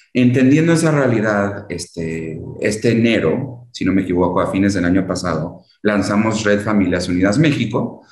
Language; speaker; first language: Spanish; early bilingual, heritage; Spanish